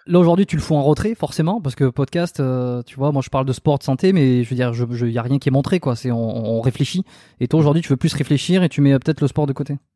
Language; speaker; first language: French; native; French